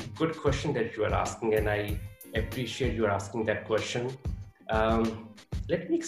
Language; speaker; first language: English; non-native, local second language; Urdu